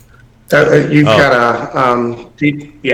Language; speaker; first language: English; native; English